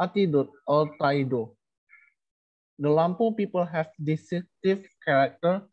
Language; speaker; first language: English; non-native, learner; Indonesian